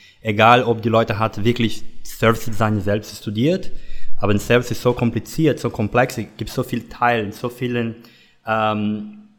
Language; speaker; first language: German; non-native, learner; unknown